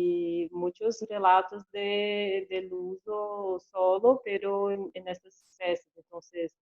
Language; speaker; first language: Spanish; non-native, learner; Portuguese